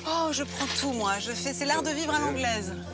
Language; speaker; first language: French; native; French